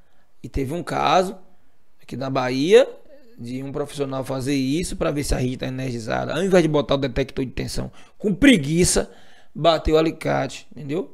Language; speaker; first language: Portuguese; native; Portuguese